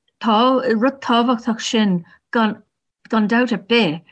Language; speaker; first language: Irish; non-native, learner; English